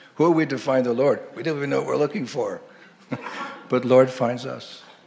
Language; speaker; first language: English; native; English